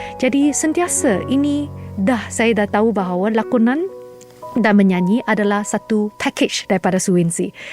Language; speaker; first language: Malay; non-native, local second language; Chinese